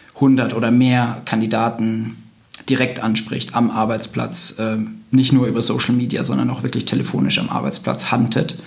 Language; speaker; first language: German; native; German